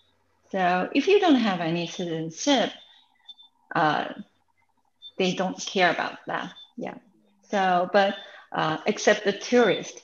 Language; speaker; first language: English; non-native, fluent; Japanese